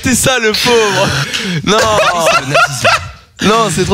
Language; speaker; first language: French; native; French